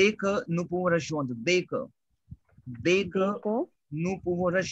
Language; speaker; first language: French; non-native, fluent; Hindi